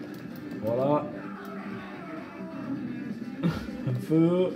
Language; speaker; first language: French; native; French